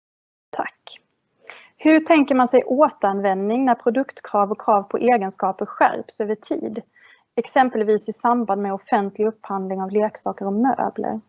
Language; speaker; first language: Swedish; native; Swedish